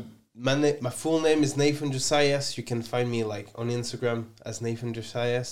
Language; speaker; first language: English; non-native, fluent; French